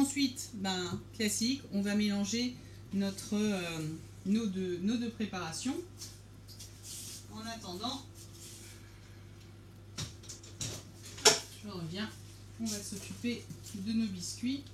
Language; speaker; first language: French; native; French